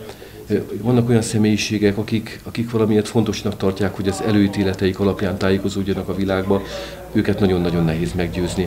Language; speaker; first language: Hungarian; native; Hungarian